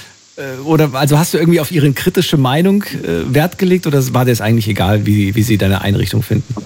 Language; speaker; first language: German; native; German